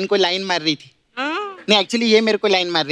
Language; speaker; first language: Hindi; native; Hindi